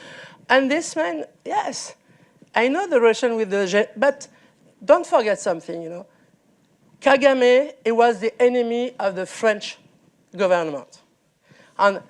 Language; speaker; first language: English; non-native, learner; French